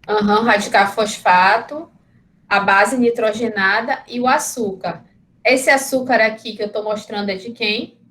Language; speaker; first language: Portuguese; native; Portuguese